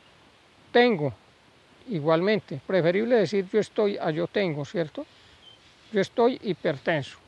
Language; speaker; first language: Spanish; native; Spanish